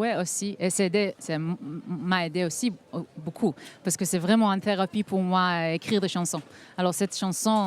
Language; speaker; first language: French; non-native, fluent; Hebrew